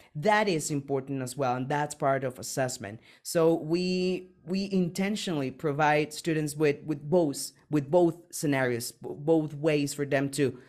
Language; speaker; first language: English; non-native, fluent; Spanish